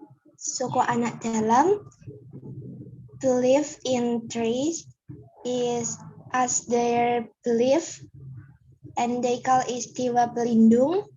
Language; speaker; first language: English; non-native, learner; Indonesian